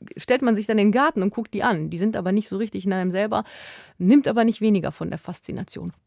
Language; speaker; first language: German; native; German